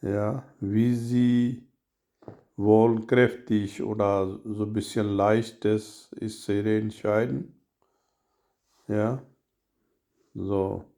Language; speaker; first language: German; non-native, learner; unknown